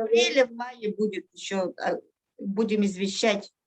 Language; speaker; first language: Russian; native; Russian